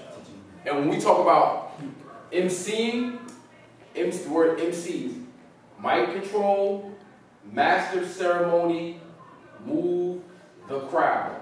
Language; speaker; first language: English; native; English